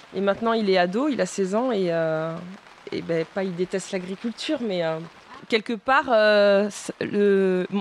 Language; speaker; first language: French; non-native, fluent; Spanish